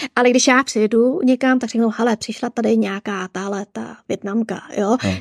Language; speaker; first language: Czech; early bilingual, other home language; Vietnamese